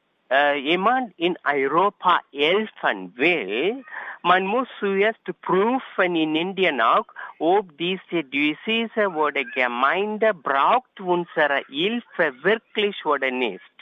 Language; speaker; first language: German; non-native, learner; Tamil